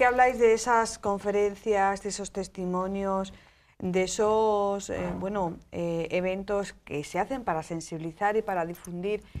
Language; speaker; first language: Spanish; native; Spanish